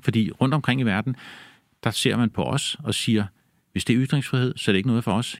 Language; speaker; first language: Danish; native; Danish